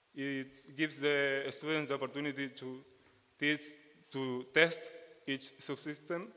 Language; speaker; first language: English; non-native, fluent; Spanish